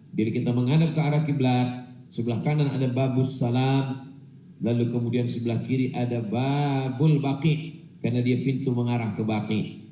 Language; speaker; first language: Malay; non-native, local second language; Minangkabau